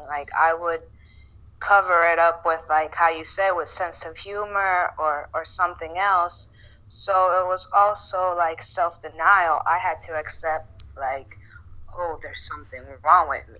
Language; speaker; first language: English; non-native, fluent; Spanish